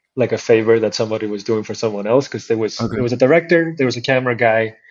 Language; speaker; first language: English; non-native, fluent; Icelandic